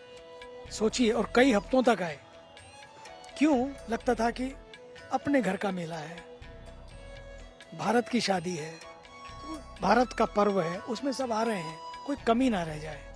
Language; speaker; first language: Hindi; native; Hindi